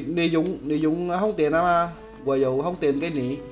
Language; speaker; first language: Chinese; non-native, learner; Vietnamese